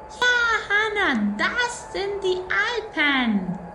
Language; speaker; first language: German; non-native, fluent; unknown